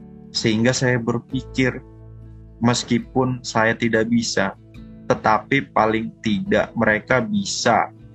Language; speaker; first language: Indonesian; non-native, fluent; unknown